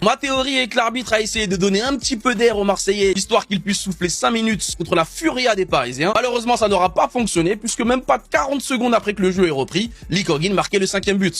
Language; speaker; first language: French; native; French